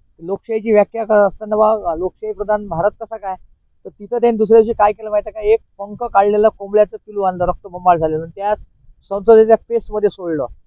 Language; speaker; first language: Marathi; native; Marathi